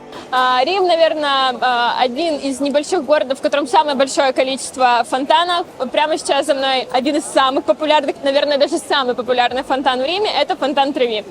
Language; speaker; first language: Russian; native; Russian